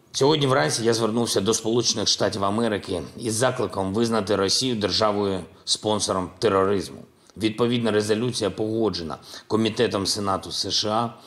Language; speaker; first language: Ukrainian; non-native, local second language; Russian